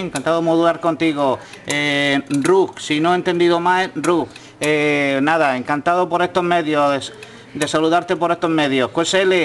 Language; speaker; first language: Spanish; native; Spanish